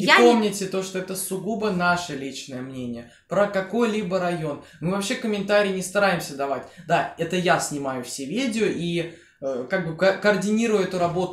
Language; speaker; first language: Russian; native; Russian